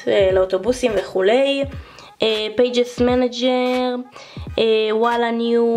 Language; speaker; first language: Hebrew; native; Hebrew